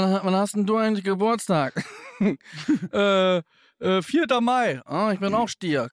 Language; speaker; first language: German; native; German